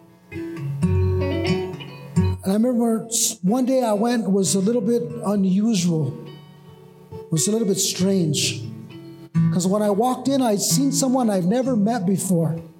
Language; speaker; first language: English; early bilingual, other home language; Spanish